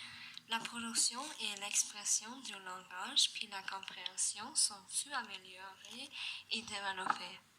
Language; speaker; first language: French; non-native, learner; English